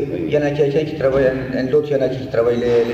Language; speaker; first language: French; non-native, learner; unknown